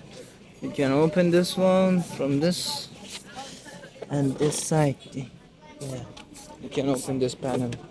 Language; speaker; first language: English; non-native, learner; Persian